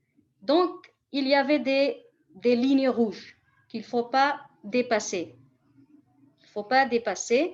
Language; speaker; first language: French; non-native, fluent; Kurdish